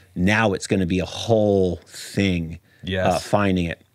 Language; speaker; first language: English; native; English